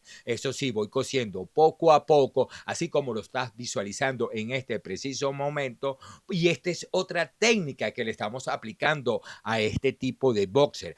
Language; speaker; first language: Spanish; native; Spanish